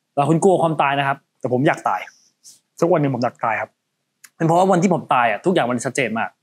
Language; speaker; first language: Thai; early bilingual, heritage; Cantonese